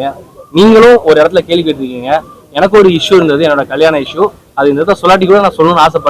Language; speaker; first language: Tamil; native; Tamil